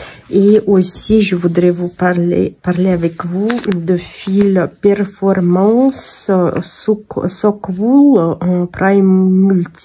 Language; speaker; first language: French; non-native, fluent; Russian